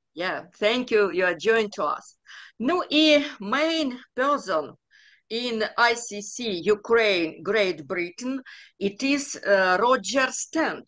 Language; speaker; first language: English; non-native, learner; Ukrainian